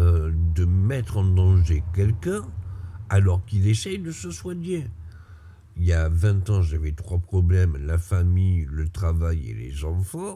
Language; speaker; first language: French; native; French